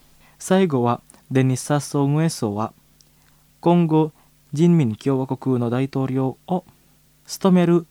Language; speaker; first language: Japanese; non-native, fluent; Indonesian